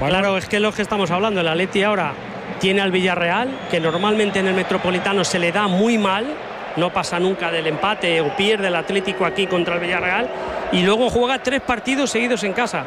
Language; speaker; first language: Spanish; native; Spanish